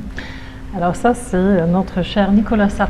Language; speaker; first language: French; native; French